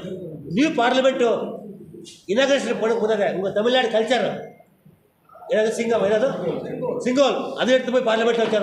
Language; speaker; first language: Tamil; non-native, learner; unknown